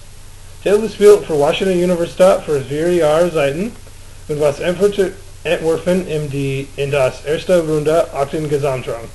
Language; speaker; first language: German; non-native, learner; English